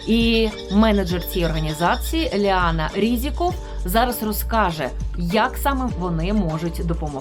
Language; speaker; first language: Ukrainian; native; Ukrainian